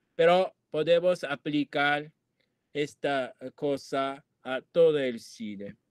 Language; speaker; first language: Spanish; non-native, fluent; Japanese